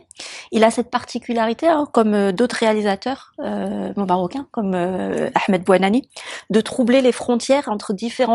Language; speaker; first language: French; native; French